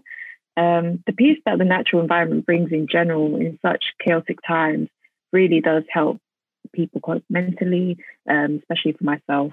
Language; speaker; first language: English; native; English